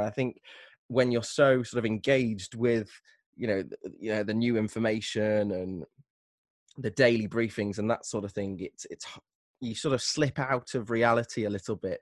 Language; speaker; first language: English; native; English